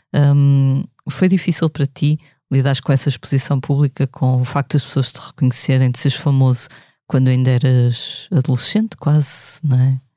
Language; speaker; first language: Portuguese; native; Portuguese